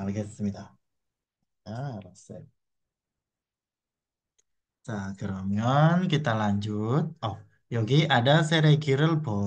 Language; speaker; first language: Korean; non-native, fluent; Indonesian